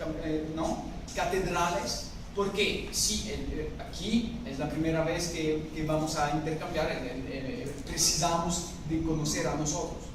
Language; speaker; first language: Portuguese; non-native, learner; French